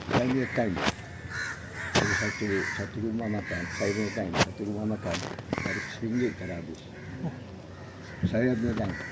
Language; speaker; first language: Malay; non-native, local second language; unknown